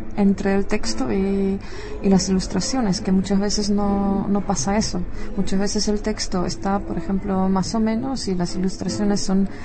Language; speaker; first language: Spanish; non-native, fluent; Czech